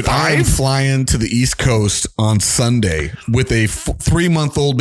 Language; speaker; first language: English; native; English